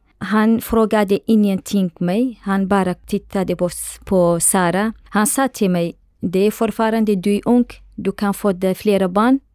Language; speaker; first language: Swedish; non-native, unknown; Central Kurdish